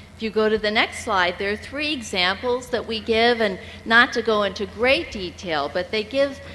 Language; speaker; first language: English; native; English